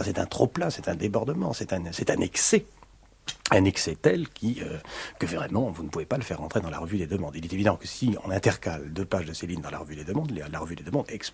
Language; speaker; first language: French; native; French